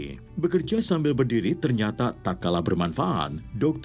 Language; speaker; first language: Indonesian; native; Indonesian